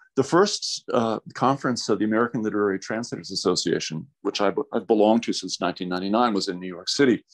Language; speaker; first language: English; native; English